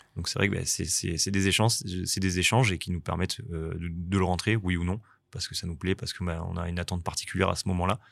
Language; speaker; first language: French; native; French